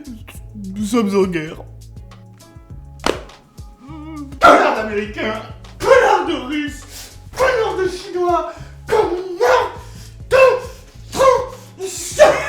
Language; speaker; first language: French; native; French